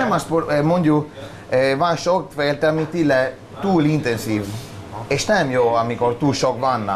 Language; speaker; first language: Hungarian; non-native, learner; Italian